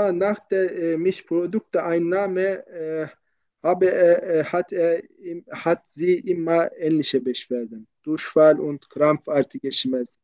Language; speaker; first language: German; non-native, learner; Turkish